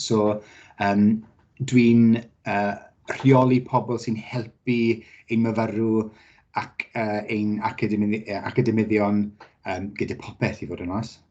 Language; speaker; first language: Welsh; non-native, learner; English